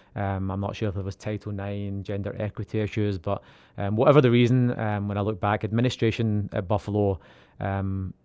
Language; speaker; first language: English; native; English